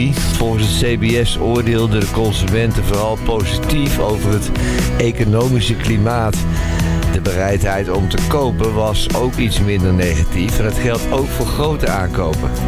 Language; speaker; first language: Dutch; native; Dutch